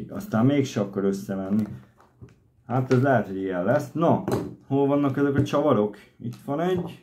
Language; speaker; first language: Hungarian; native; Hungarian